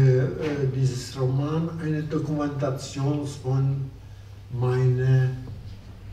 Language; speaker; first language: German; non-native, fluent; Polish